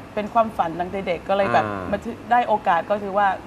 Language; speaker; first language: Thai; non-native, fluent; English